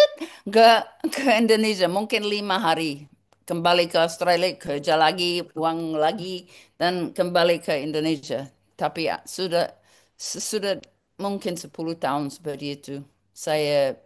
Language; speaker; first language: Indonesian; non-native, learner; English